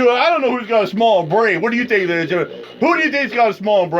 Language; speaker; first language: English; native; English